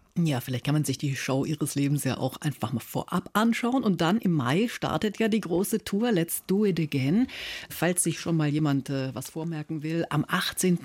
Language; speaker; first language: German; native; German